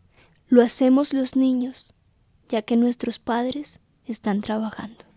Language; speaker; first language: Spanish; native; Spanish